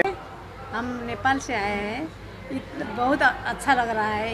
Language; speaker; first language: Hindi; non-native, learner; Nepali